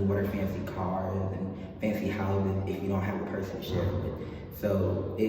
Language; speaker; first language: English; native; English